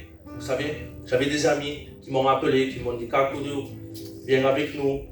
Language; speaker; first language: French; native; French